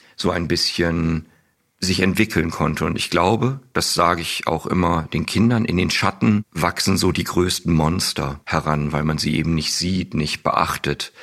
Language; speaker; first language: German; native; German